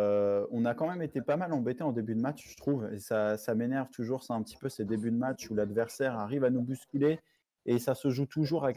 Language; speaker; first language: French; native; French